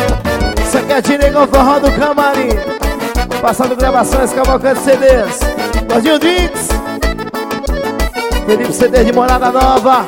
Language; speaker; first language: Portuguese; native; Portuguese